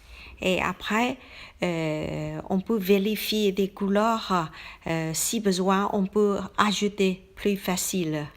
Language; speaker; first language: French; non-native, learner; Chinese